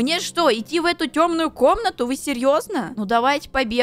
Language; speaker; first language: Russian; native; Russian